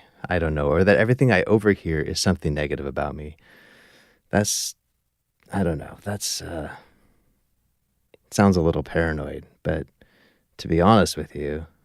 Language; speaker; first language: English; native; English